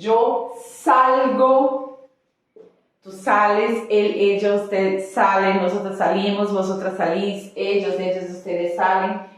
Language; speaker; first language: Spanish; non-native, fluent; Portuguese